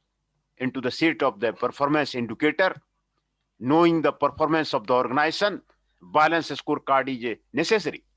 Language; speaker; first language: English; non-native, local second language; Hindi